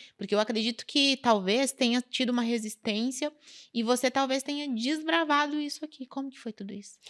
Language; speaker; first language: Portuguese; native; Portuguese